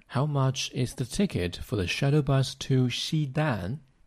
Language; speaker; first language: English; non-native, fluent; Chinese